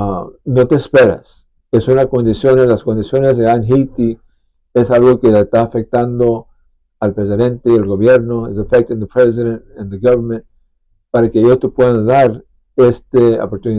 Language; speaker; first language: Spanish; early bilingual, other home language; English